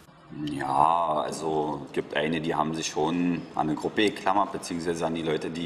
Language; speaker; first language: German; native; German